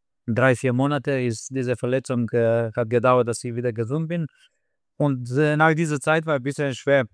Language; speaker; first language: German; non-native, fluent; Slovenian